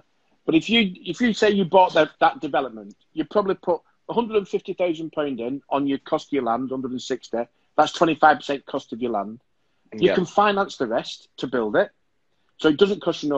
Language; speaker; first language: English; native; English